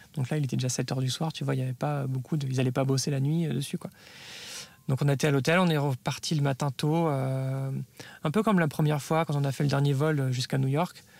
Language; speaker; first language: French; native; French